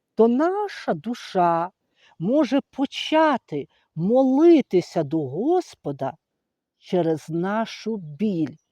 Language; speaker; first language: Ukrainian; native; Ukrainian